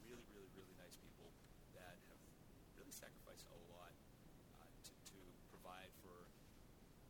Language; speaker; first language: English; native; English